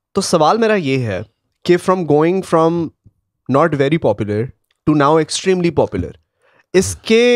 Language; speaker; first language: Urdu; native; Urdu